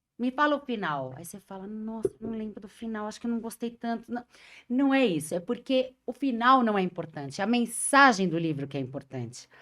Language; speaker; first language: Portuguese; native; Portuguese